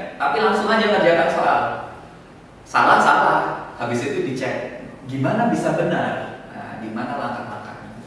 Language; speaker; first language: Indonesian; native; Indonesian